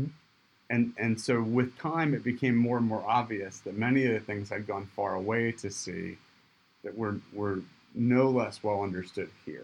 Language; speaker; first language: English; native; English